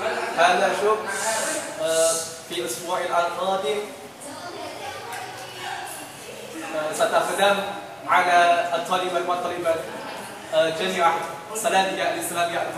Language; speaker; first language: Arabic; non-native, learner; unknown